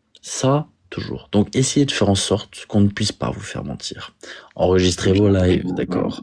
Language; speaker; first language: French; native; French